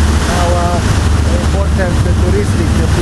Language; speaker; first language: English; non-native, learner; Croatian